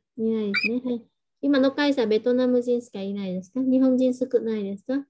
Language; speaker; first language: Japanese; non-native, fluent; Vietnamese